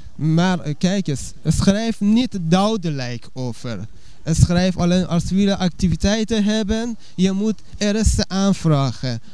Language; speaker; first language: Dutch; non-native, learner; Persian